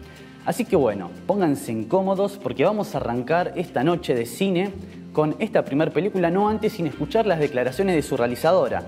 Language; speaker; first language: Spanish; native; Spanish